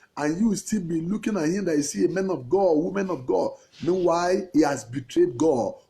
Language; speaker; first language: English; non-native, local second language; Yoruba